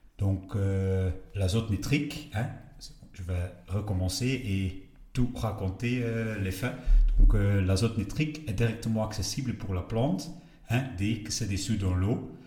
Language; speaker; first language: French; non-native, local second language; Dutch